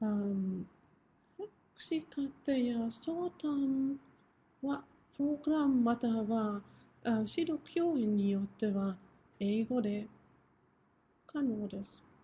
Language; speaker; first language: Japanese; non-native, fluent; German